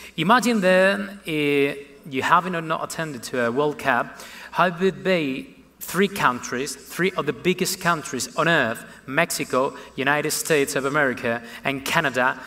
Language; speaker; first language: English; non-native, fluent; Spanish